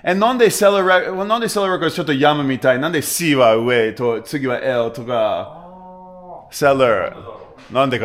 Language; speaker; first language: Japanese; non-native, learner; English